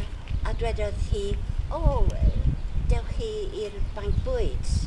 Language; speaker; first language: Welsh; non-native, learner; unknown